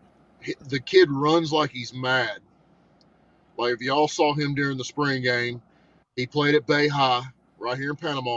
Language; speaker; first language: English; native; English